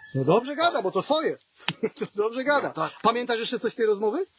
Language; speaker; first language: Polish; native; Polish